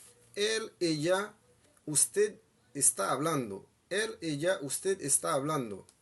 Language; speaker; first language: Spanish; non-native, fluent; Haitian Creole